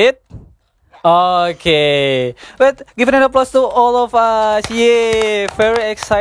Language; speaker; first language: English; non-native, learner; Indonesian